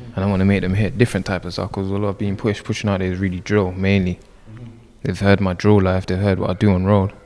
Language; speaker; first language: English; native; English